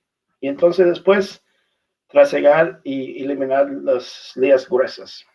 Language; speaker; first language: Spanish; non-native, learner; English